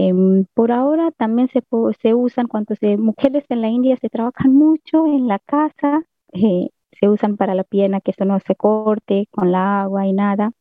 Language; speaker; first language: Spanish; non-native, learner; Hindi